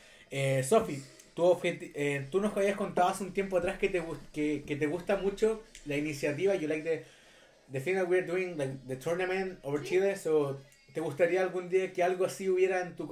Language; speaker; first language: Spanish; native; Spanish